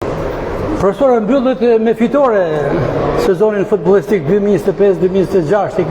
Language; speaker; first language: Albanian; native; Albanian